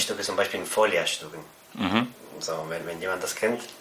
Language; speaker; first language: German; non-native, fluent; Spanish